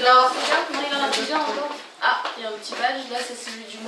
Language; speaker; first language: French; native; French